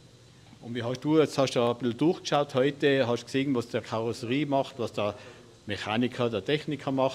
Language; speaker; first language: German; native; German